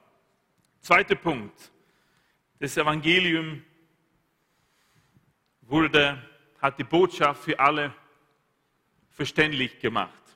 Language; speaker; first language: German; non-native, fluent; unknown